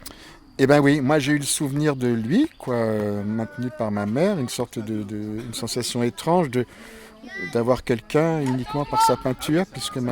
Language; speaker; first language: French; native; French